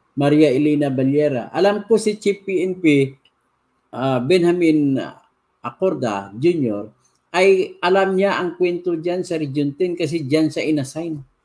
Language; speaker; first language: Filipino; non-native, local second language; Cebuano